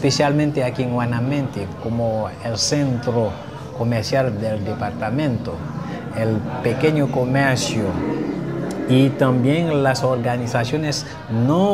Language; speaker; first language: Spanish; non-native, fluent; Haitian Creole